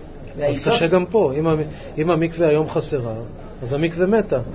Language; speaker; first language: Hebrew; native; Hebrew